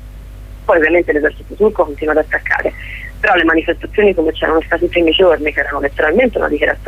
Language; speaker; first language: Italian; native; Italian